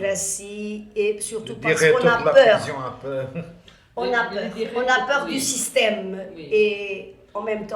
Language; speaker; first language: French; non-native, fluent; Portuguese